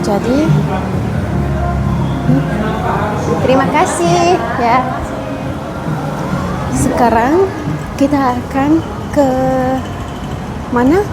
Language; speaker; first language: Indonesian; non-native, fluent; Arabic